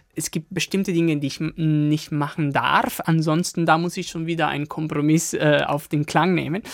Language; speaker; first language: German; non-native, fluent; Italian